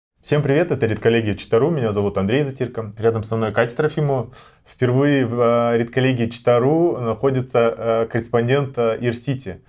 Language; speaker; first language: Russian; native; Russian